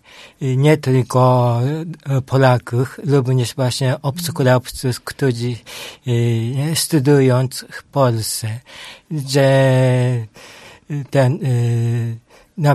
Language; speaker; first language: Polish; non-native, learner; Japanese